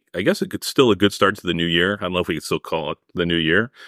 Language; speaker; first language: English; native; English